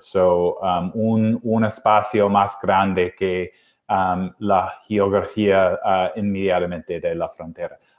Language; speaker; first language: Spanish; non-native, learner; English